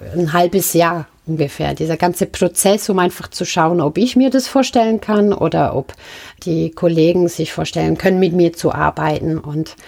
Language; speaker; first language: German; native; German